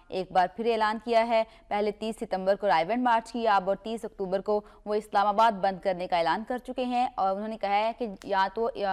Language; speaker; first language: Urdu; native; Urdu